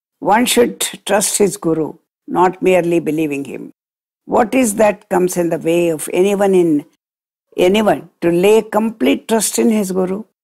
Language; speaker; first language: English; non-native, local second language; Telugu